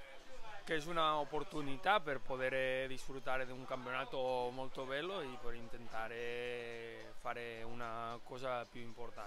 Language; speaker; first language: Italian; non-native, learner; Spanish